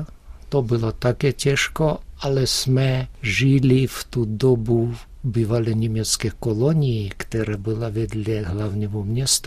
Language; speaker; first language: Czech; early bilingual, heritage; Russian